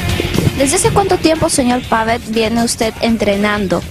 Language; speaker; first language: Spanish; native; Spanish